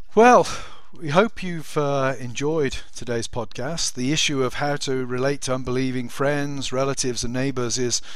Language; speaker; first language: English; native; English